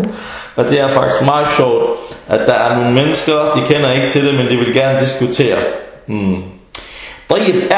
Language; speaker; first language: Danish; early bilingual, other home language; Arabic